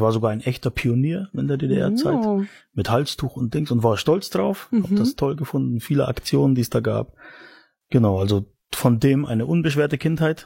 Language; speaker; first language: German; native; German